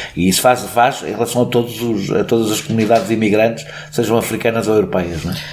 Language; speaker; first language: Portuguese; native; Portuguese